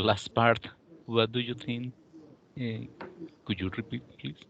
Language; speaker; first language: English; non-native, learner; Spanish